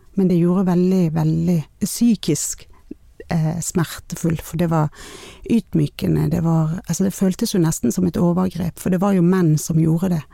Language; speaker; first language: Norwegian; non-native, fluent; Persian